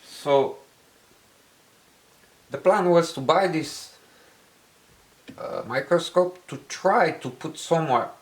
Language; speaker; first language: English; non-native, learner; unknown